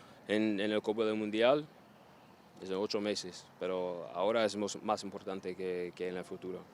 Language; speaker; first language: Spanish; non-native, learner; English